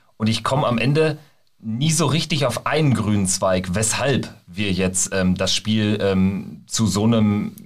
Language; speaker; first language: German; native; German